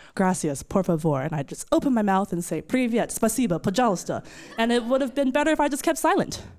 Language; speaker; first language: English; native; English